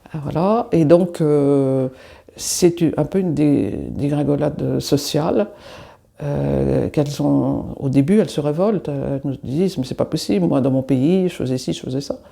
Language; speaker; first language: French; native; French